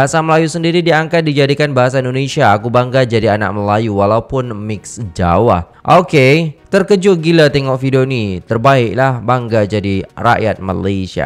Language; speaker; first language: Indonesian; native; Indonesian